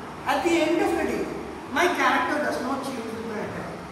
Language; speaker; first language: English; non-native, local second language; Malayalam